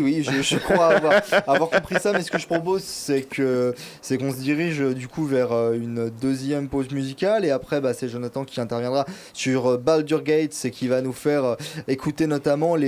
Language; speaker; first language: French; native; French